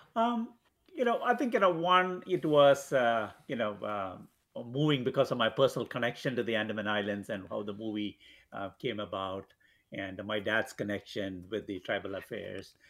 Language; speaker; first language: English; non-native, local second language; Malayalam